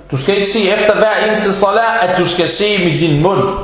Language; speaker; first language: Danish; non-native, fluent; Arabic